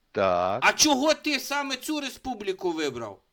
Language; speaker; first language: Ukrainian; native; Ukrainian